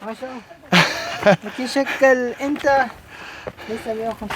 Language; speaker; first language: Arabic; non-native, learner; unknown